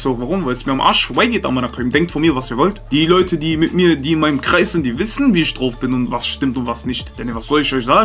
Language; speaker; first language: German; early bilingual, other home language; Turkish